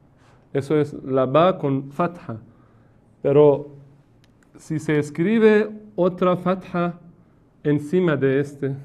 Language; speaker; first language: Spanish; non-native, fluent; Persian